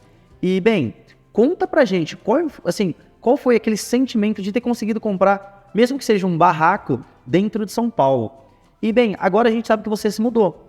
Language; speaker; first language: Portuguese; native; Portuguese